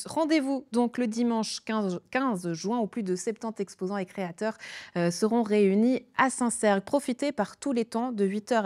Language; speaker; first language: French; native; French